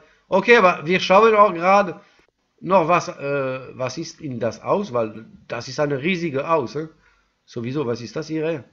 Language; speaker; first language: German; non-native, learner; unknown